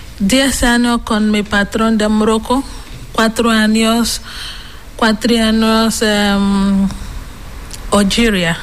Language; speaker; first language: Spanish; non-native, learner; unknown